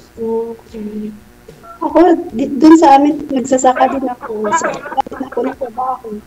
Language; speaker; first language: Filipino; native; Filipino